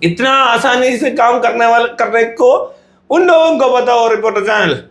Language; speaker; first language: Hindi; non-native, local second language; Malayalam